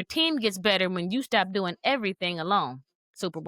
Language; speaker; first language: English; native; English